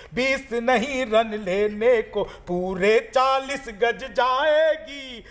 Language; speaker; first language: Hindi; native; Hindi